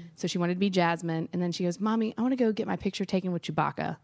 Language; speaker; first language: English; native; English